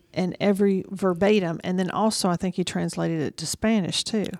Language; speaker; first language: English; native; English